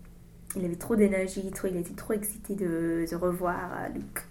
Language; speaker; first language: French; non-native, learner; English